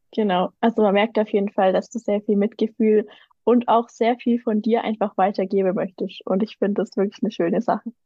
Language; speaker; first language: German; native; German